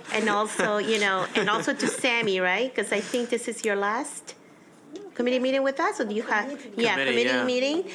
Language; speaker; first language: English; early bilingual, other home language; Spanish